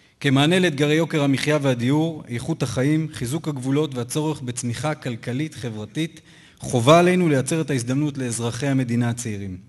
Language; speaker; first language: Hebrew; native; Hebrew